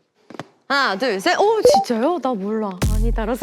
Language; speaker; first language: Korean; native; Korean